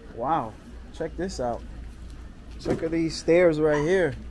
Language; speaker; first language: English; native; English